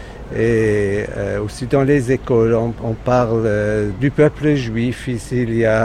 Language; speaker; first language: French; non-native, fluent; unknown